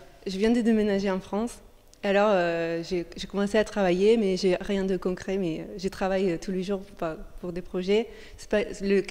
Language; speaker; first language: French; non-native, fluent; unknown